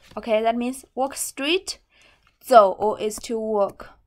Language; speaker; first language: English; non-native, fluent; Chinese